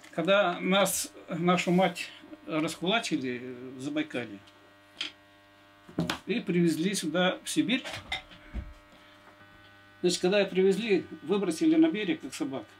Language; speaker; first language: Russian; native; Russian